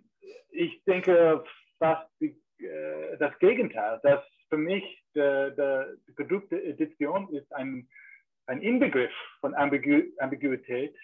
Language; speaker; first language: German; non-native, fluent; English